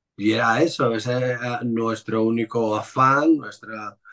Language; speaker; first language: Spanish; native; Spanish